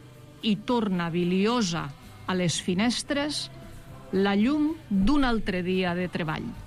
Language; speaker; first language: Catalan; native; Catalan